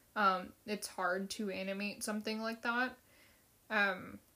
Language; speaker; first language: English; early bilingual, other home language; Filipino